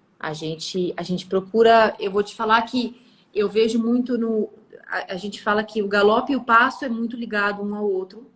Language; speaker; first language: Portuguese; early bilingual, other home language; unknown